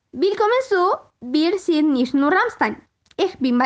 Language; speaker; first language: German; non-native, learner; Spanish